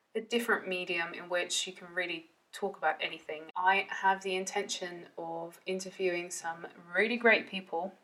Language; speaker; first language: English; early bilingual, heritage; Dutch